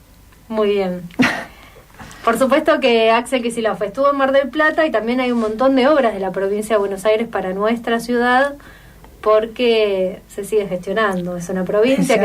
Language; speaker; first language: Spanish; native; Spanish